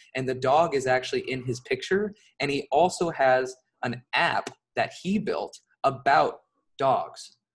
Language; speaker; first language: English; native; English